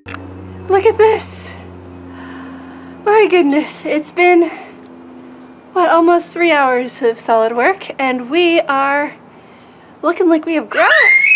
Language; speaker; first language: English; native; English